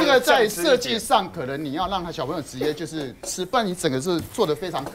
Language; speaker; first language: Chinese; native; Chinese